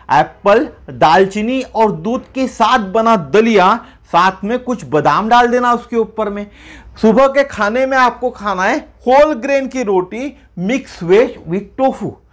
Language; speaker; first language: Hindi; non-native, local second language; Marathi